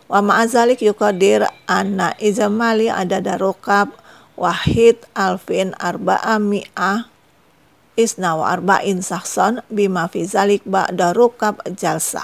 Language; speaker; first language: Arabic; non-native, fluent; Indonesian